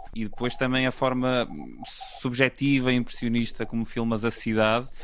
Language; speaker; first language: Portuguese; native; Portuguese